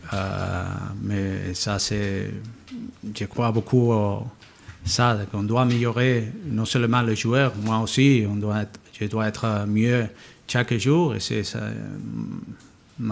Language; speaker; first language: French; non-native, learner; Spanish